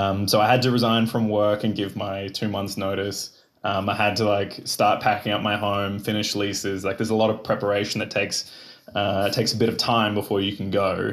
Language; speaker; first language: English; native; English